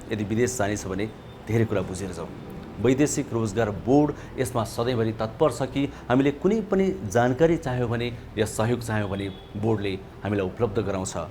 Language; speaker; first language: Nepali; native; Nepali